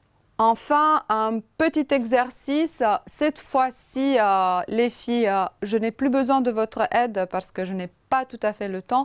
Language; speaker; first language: French; non-native, fluent; Romanian